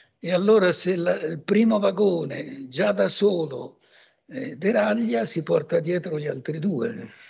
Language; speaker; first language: Italian; native; Italian